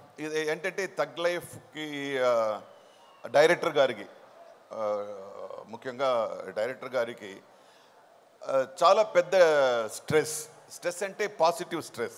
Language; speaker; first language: Telugu; non-native, fluent; Tamil